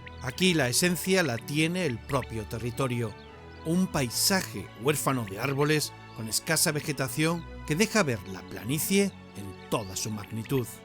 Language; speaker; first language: Spanish; native; Spanish